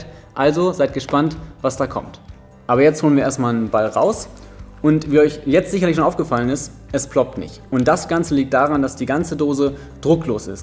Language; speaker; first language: German; native; German